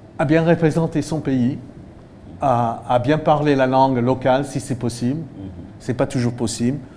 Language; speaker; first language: French; non-native, fluent; English